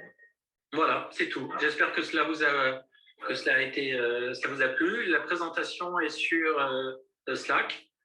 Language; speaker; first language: French; native; French